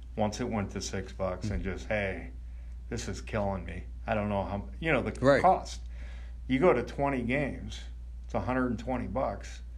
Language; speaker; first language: English; native; English